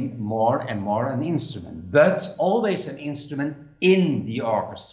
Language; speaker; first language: English; non-native, fluent; Dutch